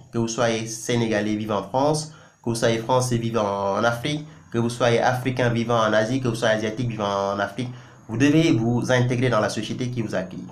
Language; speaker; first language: French; non-native, local second language; Wolof